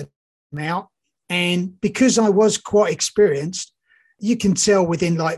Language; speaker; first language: English; native; English